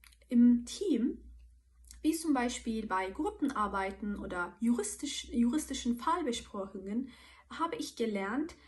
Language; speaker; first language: German; non-native, fluent; Turkish